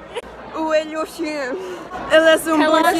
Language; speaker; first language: French; non-native, learner; English